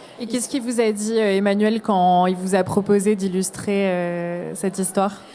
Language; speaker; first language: French; native; French